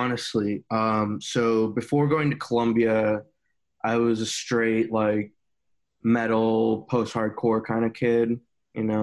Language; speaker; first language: English; native; English